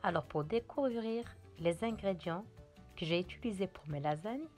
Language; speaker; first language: French; non-native, local second language; Arabic